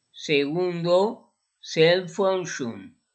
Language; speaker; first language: English; non-native, fluent; Spanish